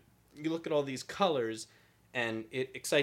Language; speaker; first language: English; native; English